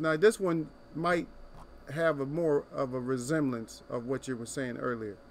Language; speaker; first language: English; native; English